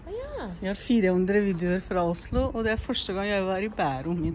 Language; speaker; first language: Norwegian; non-native, learner; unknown